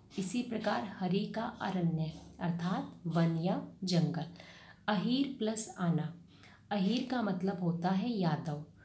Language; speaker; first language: Hindi; native; Hindi